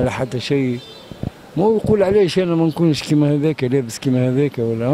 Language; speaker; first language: Arabic; native; Arabic